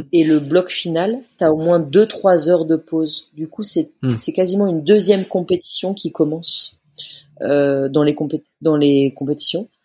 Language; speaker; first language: French; native; French